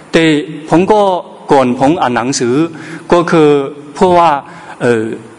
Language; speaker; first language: Thai; non-native, learner; Chinese